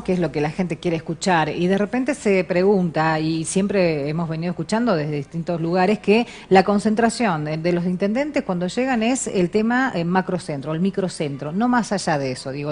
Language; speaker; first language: Spanish; native; Spanish